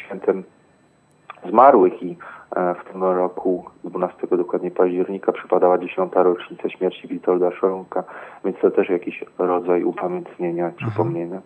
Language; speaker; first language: Polish; native; Polish